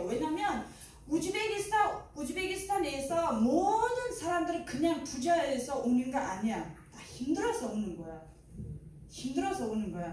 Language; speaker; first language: Korean; non-native, learner; Uzbek